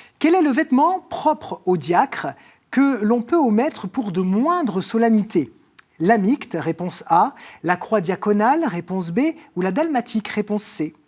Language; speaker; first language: French; native; French